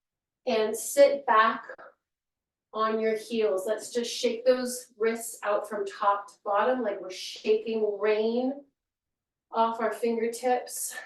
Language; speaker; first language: English; native; English